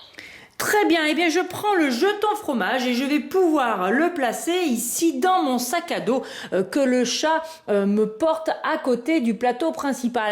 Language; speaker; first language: French; native; French